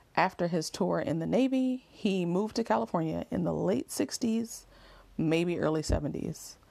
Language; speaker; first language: English; native; English